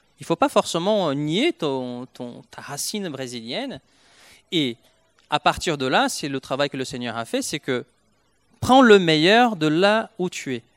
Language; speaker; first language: French; non-native, fluent; Portuguese